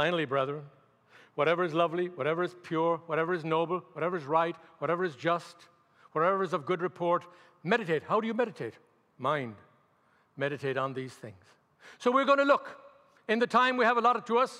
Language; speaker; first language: English; native; English